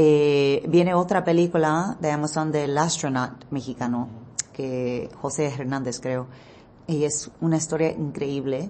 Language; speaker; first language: Spanish; early bilingual, heritage; English